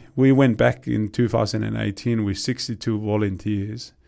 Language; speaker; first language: English; non-native, fluent; Tongan